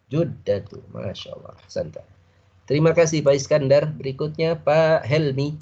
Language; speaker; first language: Indonesian; native; Indonesian